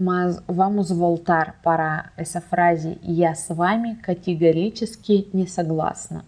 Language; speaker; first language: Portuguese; non-native, fluent; Russian